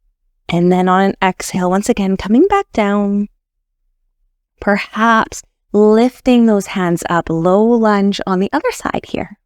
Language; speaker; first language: English; native; English